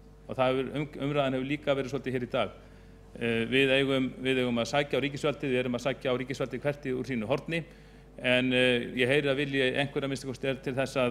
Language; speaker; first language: Icelandic; native; Icelandic